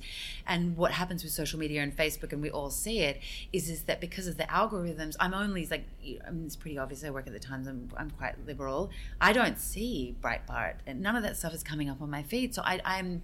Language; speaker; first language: English; native; English